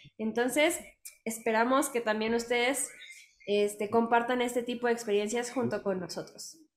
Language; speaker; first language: Spanish; native; Spanish